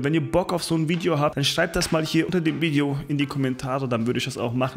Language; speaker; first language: German; native; German